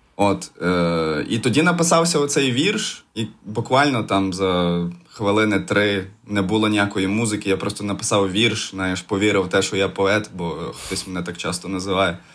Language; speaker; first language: Ukrainian; native; Ukrainian